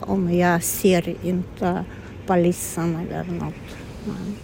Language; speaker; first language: Swedish; non-native, learner; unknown